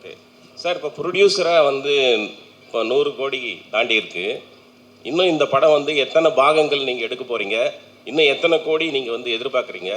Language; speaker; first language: Tamil; native; Tamil